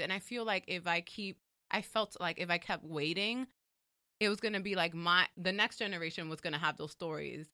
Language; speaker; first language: English; early bilingual, other home language; Spanish